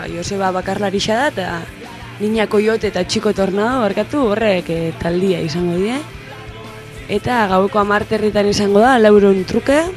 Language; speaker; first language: Basque; native; Basque